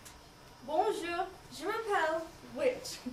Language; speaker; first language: French; non-native, learner; English